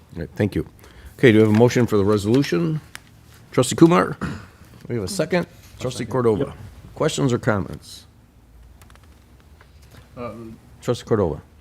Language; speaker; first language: English; native; English